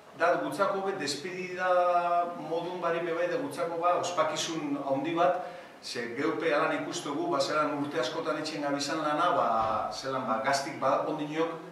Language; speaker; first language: Basque; native; Basque